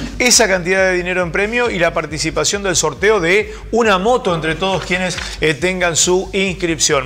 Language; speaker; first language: Spanish; native; Spanish